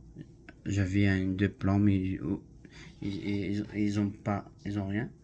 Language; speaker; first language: French; non-native, learner; Arabic